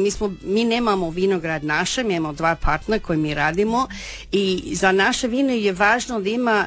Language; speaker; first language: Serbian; early bilingual, heritage; Croatian